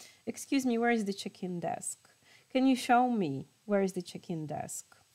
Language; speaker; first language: English; non-native, fluent; Polish